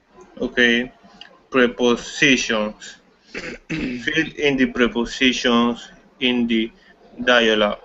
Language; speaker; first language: English; non-native, learner; Spanish